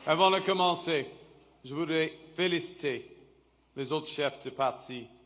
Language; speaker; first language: French; non-native, local second language; English